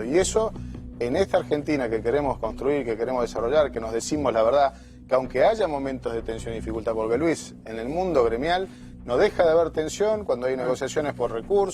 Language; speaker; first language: Spanish; native; Spanish